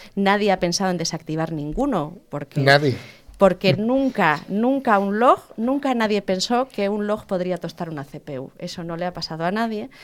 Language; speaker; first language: Spanish; native; Spanish